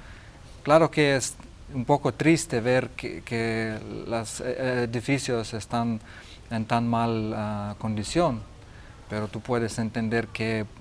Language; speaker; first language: Spanish; non-native, learner; Lithuanian